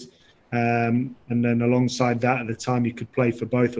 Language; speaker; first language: English; native; English